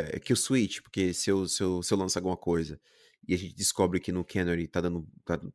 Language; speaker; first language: Portuguese; native; Portuguese